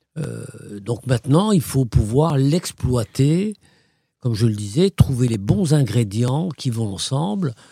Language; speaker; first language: French; non-native, local second language; Arabic